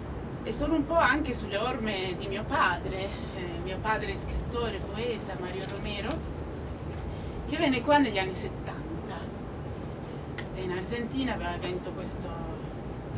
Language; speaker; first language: Italian; non-native, fluent; Spanish